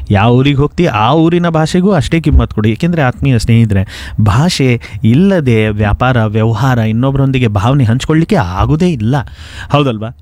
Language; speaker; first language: Kannada; non-native, local second language; Konkani